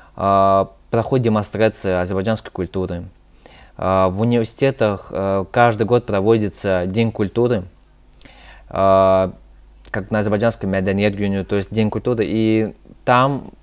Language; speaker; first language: Russian; early bilingual, other home language; Azerbaijani